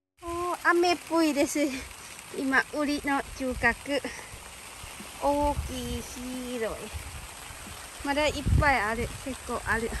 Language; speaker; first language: Japanese; non-native, learner; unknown